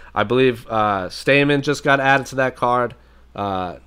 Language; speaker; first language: English; native; English